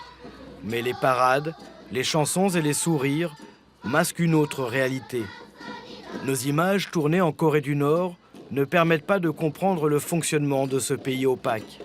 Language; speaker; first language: French; native; French